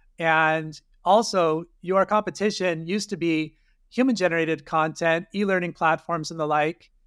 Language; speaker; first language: English; native; English